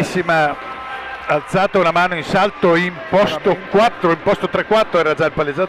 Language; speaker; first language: Italian; native; Italian